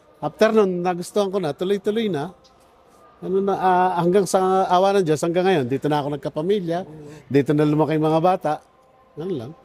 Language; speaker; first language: Filipino; native; Filipino